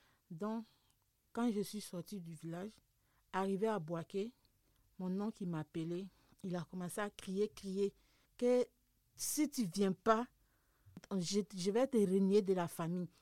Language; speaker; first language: French; non-native, local second language; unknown